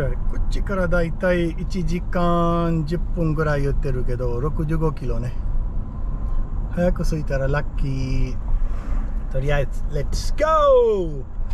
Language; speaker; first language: Japanese; non-native, fluent; Urdu